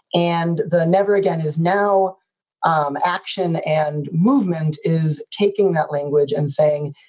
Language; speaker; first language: English; native; English